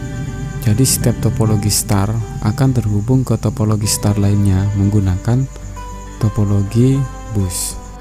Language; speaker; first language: Indonesian; native; Indonesian